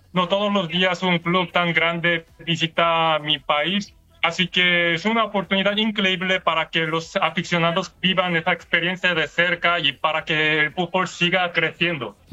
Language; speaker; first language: Spanish; non-native, fluent; Korean